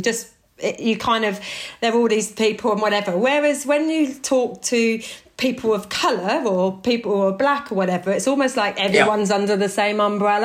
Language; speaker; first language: English; native; English